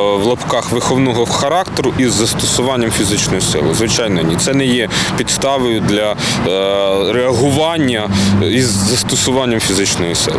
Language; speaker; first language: Ukrainian; native; Ukrainian